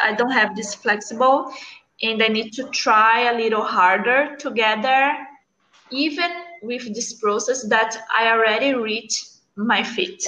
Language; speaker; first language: English; non-native, learner; Portuguese